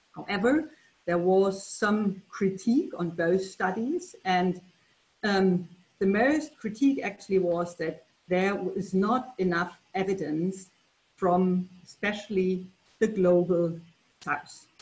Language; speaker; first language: English; non-native, fluent; German